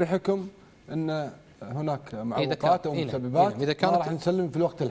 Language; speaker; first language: Arabic; native; Arabic